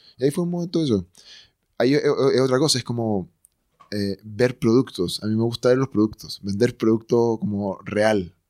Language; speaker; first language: Spanish; native; Spanish